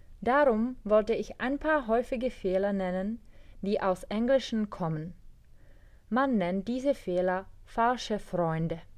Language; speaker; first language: German; non-native, fluent; Czech